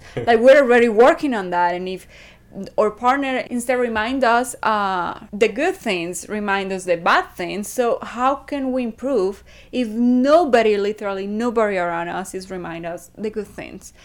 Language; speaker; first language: English; non-native, fluent; Spanish